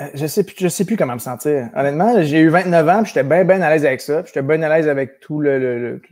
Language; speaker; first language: French; native; French